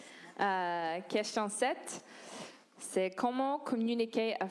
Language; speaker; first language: French; non-native, learner; English